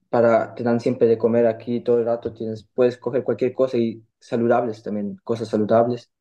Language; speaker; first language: Spanish; early bilingual, heritage; German